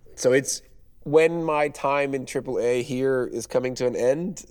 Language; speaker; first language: English; non-native, fluent; Danish